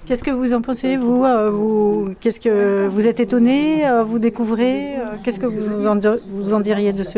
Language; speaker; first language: French; native; French